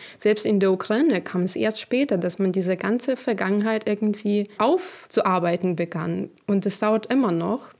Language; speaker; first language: German; non-native, fluent; Ukrainian